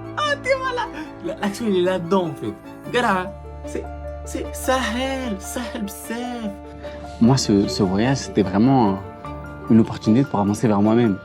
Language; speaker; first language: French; native; French